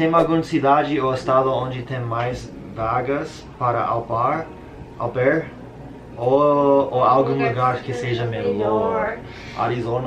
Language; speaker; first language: Portuguese; non-native, learner; English